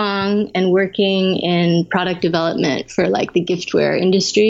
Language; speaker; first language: English; native; English